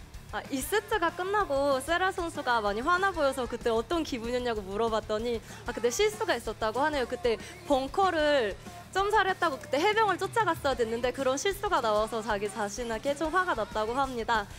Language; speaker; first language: Korean; native; Korean